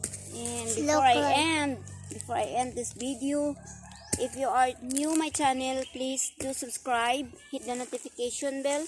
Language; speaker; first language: English; non-native, learner; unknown